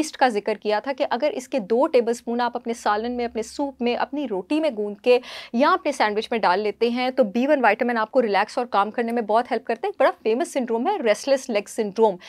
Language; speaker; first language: Urdu; native; Urdu